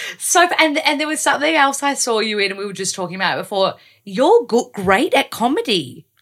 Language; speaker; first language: English; native; English